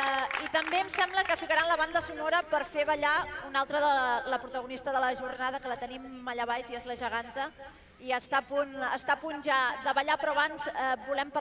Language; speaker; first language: Catalan; native; Catalan